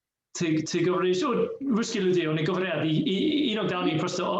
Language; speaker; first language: Russian; non-native, learner; English